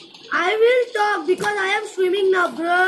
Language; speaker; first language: English; non-native, learner; Hindi